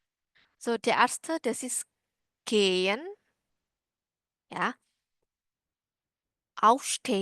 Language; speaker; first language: German; non-native, learner; Indonesian